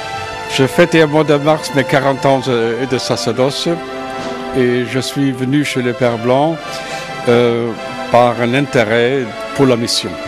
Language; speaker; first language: French; non-native, fluent; German